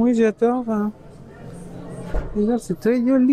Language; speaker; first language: French; non-native, fluent; Spanish